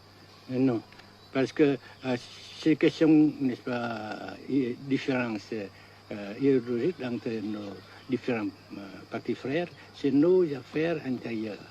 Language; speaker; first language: French; non-native, local second language; Vietnamese